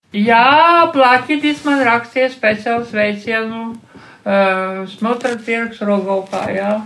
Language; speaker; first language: Latvian; non-native, local second language; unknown